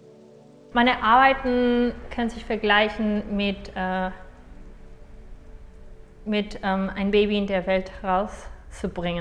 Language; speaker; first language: German; non-native, fluent; Spanish